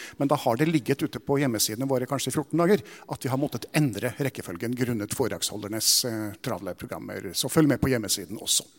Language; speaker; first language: Norwegian; native; Norwegian